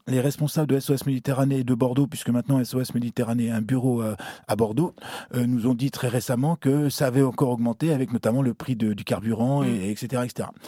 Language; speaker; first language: French; native; French